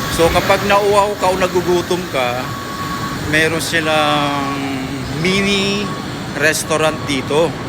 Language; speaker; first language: Filipino; non-native, local second language; Cebuano